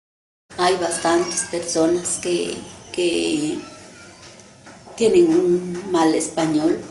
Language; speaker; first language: Spanish; non-native, local second language; Kaqchikel